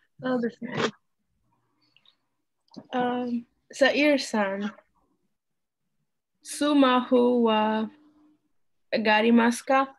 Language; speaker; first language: Japanese; non-native, learner; English